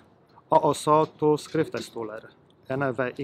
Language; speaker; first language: Norwegian; non-native, fluent; Polish